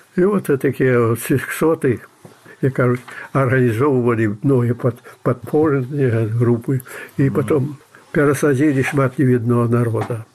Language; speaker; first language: Russian; non-native, fluent; Belarusian